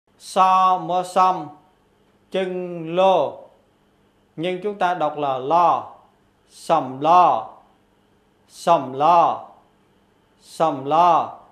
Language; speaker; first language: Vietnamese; non-native, local second language; Khmer